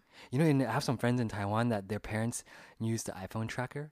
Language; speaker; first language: English; early bilingual, other home language; Vietnamese